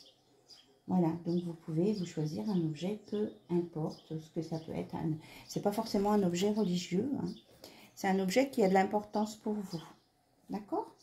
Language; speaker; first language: French; native; French